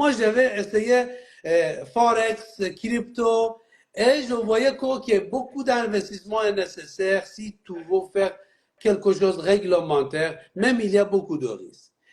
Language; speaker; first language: French; non-native, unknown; Persian